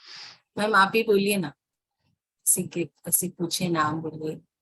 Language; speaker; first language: Hindi; native; Hindi